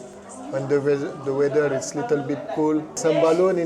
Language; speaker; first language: English; non-native, fluent; French